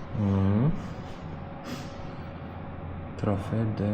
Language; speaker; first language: French; non-native, learner; Polish